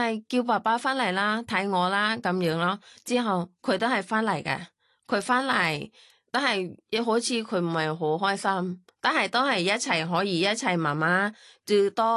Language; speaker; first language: Cantonese; non-native, fluent; Thai